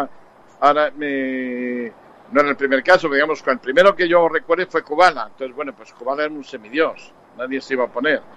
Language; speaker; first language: Spanish; native; Spanish